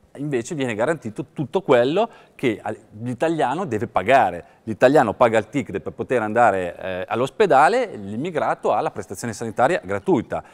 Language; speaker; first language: Italian; native; Italian